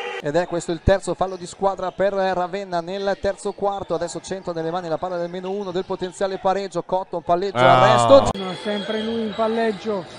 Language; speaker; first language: Italian; native; Italian